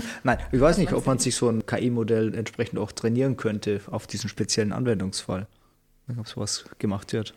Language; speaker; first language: German; native; German